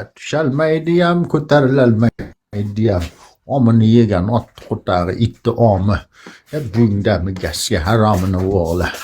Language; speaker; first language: Uzbek; native; Uzbek